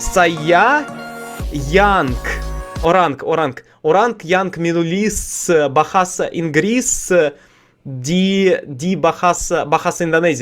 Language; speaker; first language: Indonesian; non-native, learner; English